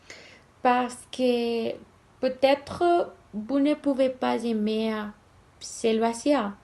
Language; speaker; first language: French; non-native, learner; Spanish